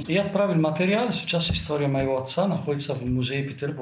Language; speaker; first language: Russian; non-native, fluent; Italian